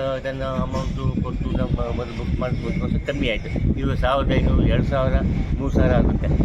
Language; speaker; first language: Kannada; native; Kannada